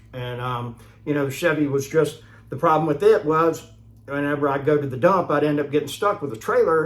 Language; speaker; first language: English; native; English